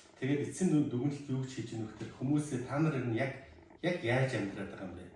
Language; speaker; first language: Mongolian; native; Mongolian